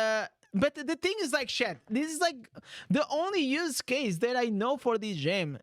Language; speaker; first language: English; non-native, fluent; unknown